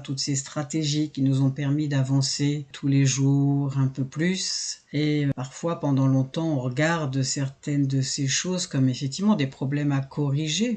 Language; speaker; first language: French; native; French